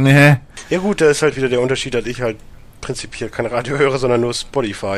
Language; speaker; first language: German; native; German